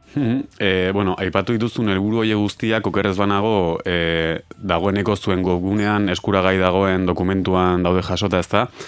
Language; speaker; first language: Basque; native; Basque